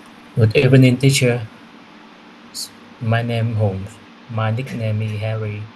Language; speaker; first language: English; non-native, learner; Vietnamese